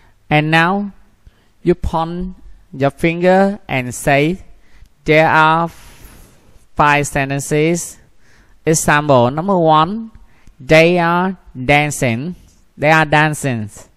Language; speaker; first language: English; non-native, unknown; Vietnamese